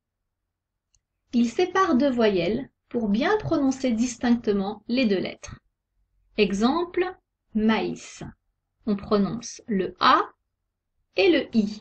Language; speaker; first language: French; native; French